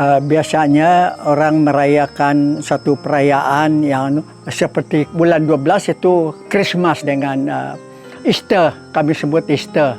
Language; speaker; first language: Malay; non-native, local second language; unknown